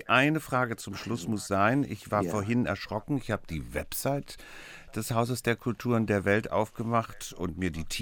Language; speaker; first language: German; native; German